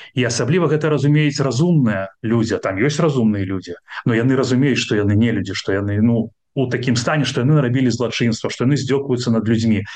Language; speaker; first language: Belarusian; non-native, local second language; Russian